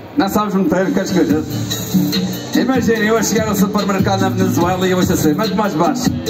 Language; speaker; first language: Portuguese; early bilingual, heritage; Portuguese